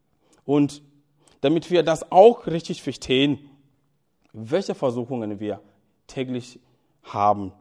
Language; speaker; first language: German; non-native, fluent; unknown